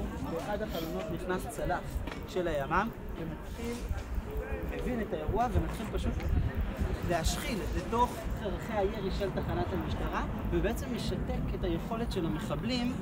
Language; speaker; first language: Hebrew; native; Hebrew